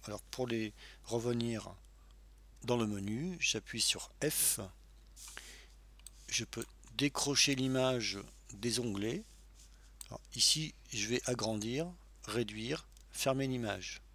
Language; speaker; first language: French; native; French